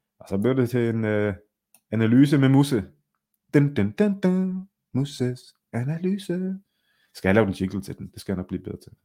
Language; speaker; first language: Danish; early bilingual, other home language; Arabic